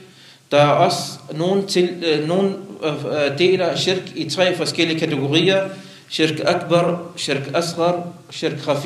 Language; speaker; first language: Danish; non-native, local second language; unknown